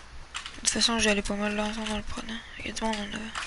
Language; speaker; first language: French; native; French